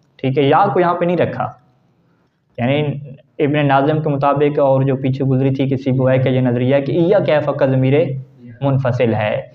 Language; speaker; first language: Urdu; native; Urdu